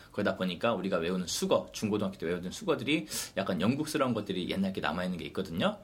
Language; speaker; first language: Korean; native; Korean